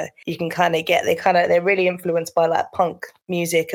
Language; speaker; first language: English; native; English